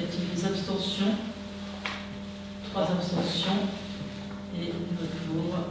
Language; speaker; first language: French; native; French